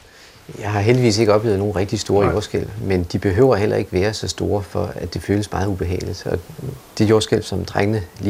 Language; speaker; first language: Danish; native; Danish